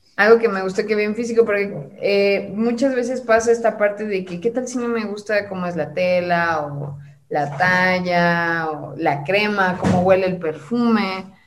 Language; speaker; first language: Spanish; native; Spanish